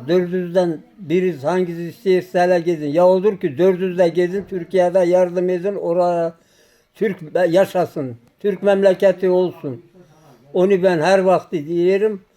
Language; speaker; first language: Turkish; native; Turkish